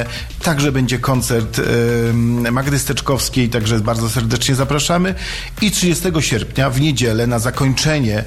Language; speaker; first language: Polish; native; Polish